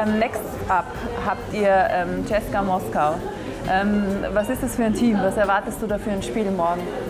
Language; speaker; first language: German; native; German